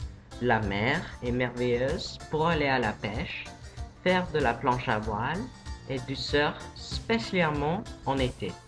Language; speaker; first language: French; non-native, learner; English